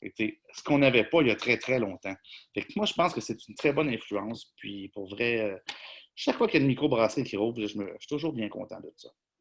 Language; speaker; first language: French; native; French